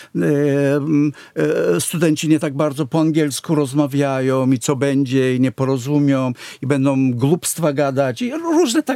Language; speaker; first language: Polish; non-native, fluent; Hebrew